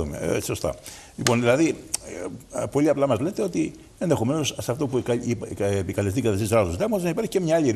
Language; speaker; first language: Greek; native; Greek